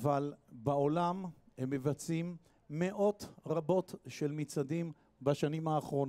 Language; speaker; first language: Hebrew; native; Hebrew